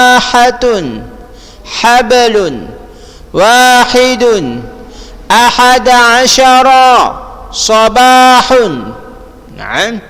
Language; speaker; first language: Arabic; non-native, fluent; Indonesian